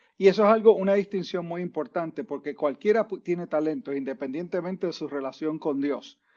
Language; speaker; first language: Spanish; native; Spanish